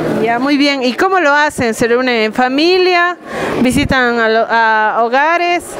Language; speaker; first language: Spanish; native; Spanish